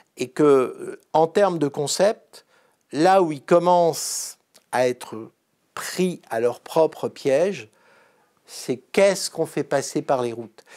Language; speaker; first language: French; native; French